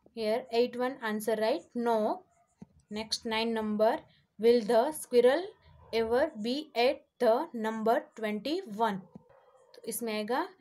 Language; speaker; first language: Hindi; non-native, local second language; Gujarati